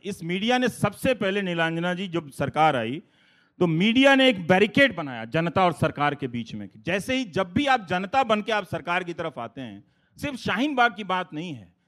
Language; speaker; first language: Hindi; native; Hindi